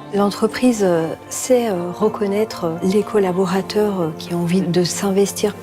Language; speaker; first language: French; native; French